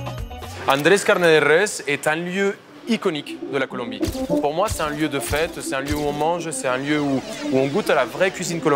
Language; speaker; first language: French; non-native, fluent; Spanish